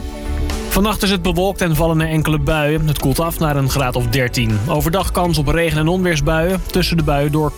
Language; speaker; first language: Dutch; native; Dutch